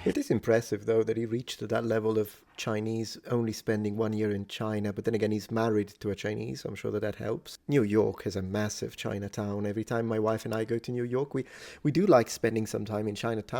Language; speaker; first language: English; non-native, fluent; Italian